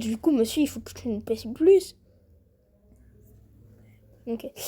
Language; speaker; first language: French; native; French